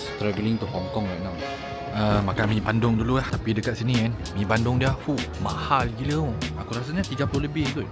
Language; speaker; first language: Malay; non-native, local second language; Chinese